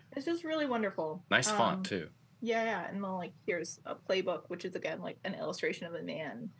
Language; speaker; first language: English; native; English